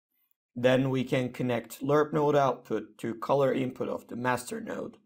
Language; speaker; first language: English; non-native, fluent; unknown